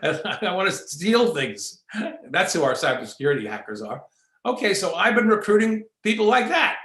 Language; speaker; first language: English; native; English